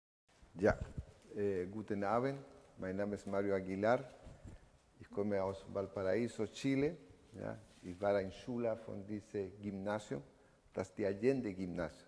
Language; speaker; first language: German; non-native, learner; Spanish